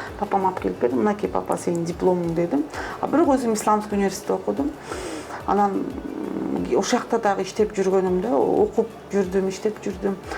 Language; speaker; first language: Kyrgyz; non-native, local second language; Russian